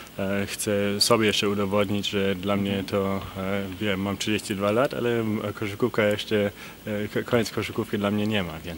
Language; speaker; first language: Polish; early bilingual, heritage; Polish